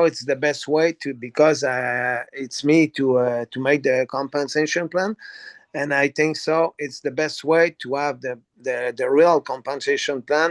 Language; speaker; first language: English; non-native, learner; French